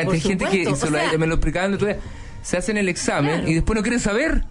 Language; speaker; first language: Spanish; native; Spanish